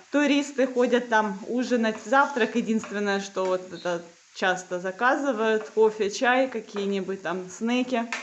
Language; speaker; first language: Russian; native; Russian